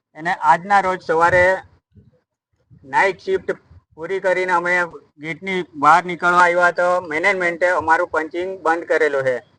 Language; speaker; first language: Gujarati; non-native, local second language; Gamit